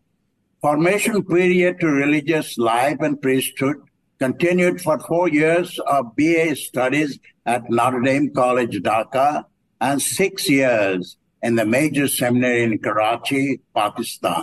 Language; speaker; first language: English; non-native, local second language; Bangla